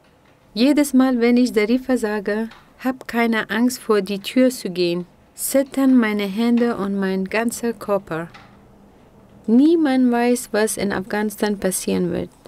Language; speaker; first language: German; non-native, fluent; Persian